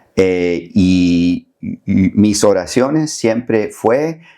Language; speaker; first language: Spanish; early bilingual, heritage; Spanish